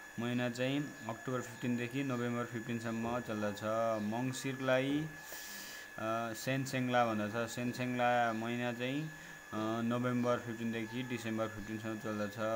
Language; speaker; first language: Nepali; non-native, local second language; Limbu